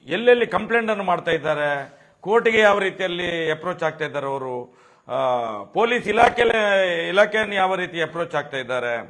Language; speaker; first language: Kannada; non-native, local second language; Tulu